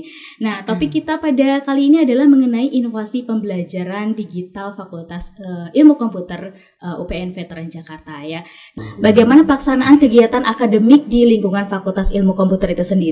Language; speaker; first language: Indonesian; native; Indonesian